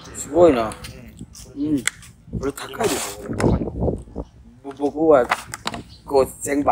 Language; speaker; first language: Japanese; non-native, learner; Thai